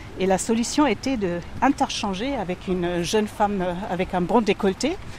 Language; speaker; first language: French; non-native, fluent; German